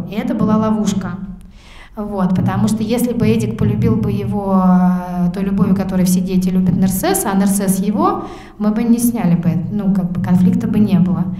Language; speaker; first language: Russian; native; Russian